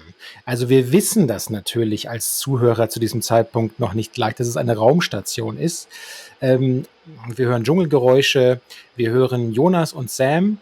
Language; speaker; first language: German; native; German